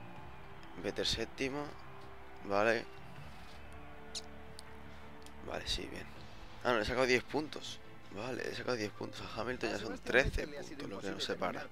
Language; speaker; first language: Spanish; native; Spanish